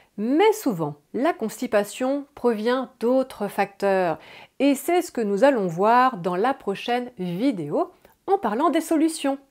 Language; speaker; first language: French; native; French